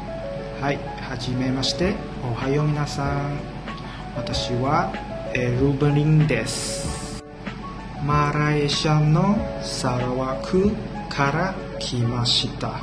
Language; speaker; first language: Japanese; non-native, learner; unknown